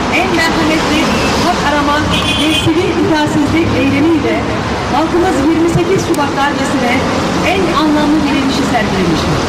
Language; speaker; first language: Turkish; native; Turkish